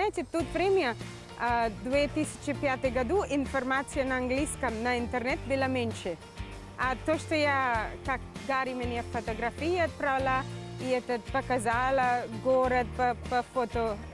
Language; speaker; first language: Russian; non-native, fluent; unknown